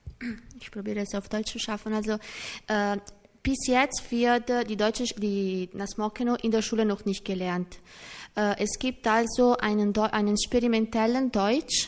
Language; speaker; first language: German; non-native, learner; Italian